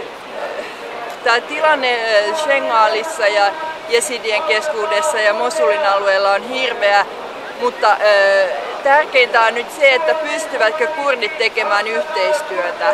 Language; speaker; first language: Finnish; native; Finnish